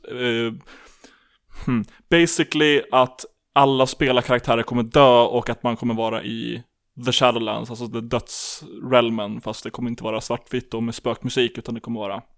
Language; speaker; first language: Swedish; native; Swedish